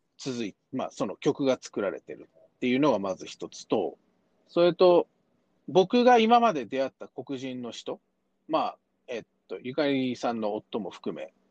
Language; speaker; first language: Japanese; early bilingual, heritage; Japanese